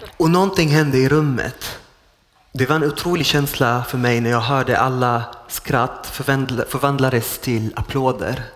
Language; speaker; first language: Swedish; non-native, fluent; Arabic